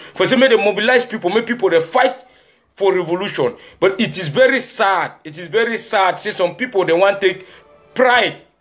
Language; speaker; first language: Nigerian Pidgin; native; Nigerian Pidgin